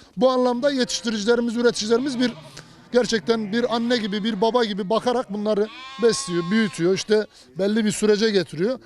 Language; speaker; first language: Turkish; native; Turkish